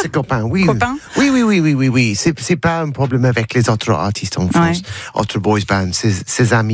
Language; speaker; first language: French; non-native, learner; English